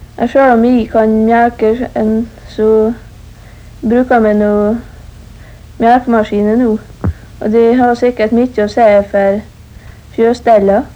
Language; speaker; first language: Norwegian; native; Norwegian